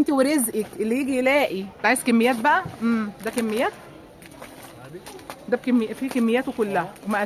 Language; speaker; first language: Arabic; native; Arabic